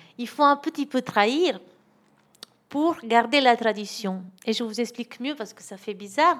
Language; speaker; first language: French; non-native, fluent; Italian